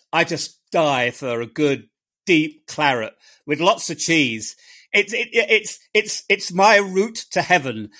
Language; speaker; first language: English; native; English